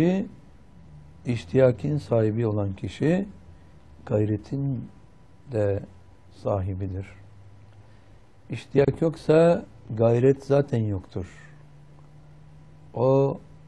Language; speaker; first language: Turkish; native; Turkish